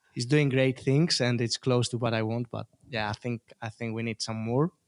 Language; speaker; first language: English; non-native, fluent; Greek